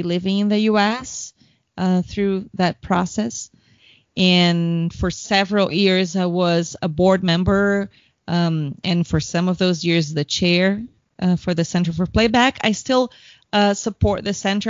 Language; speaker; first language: English; non-native, fluent; Portuguese